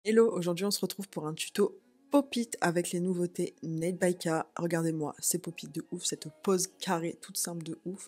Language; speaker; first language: French; native; French